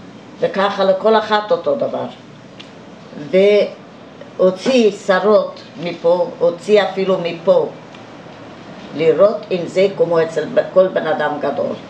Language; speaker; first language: Hebrew; non-native, fluent; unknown